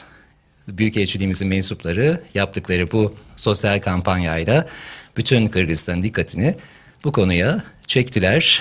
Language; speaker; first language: Turkish; native; Turkish